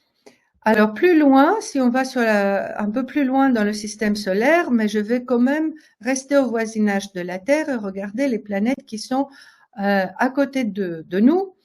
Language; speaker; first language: French; native; French